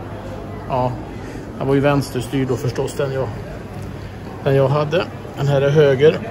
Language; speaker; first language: Swedish; native; Swedish